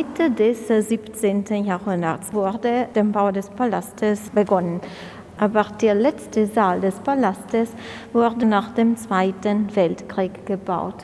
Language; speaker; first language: German; non-native, fluent; Italian